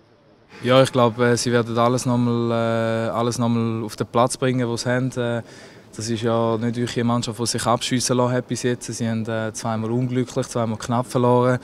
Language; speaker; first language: German; native; German